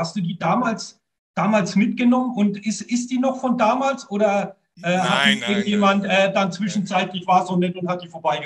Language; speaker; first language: German; native; German